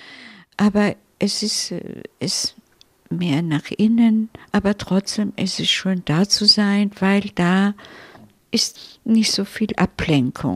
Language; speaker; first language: German; non-native, fluent; Italian